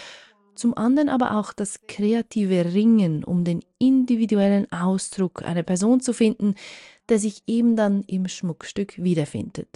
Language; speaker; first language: German; native; German